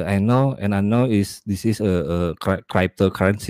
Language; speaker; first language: English; non-native, learner; Indonesian